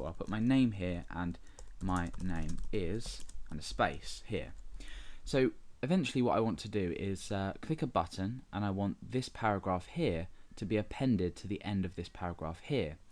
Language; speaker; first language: English; native; English